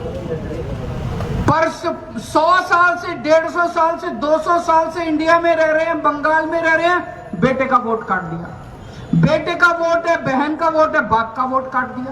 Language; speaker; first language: Hindi; native; Hindi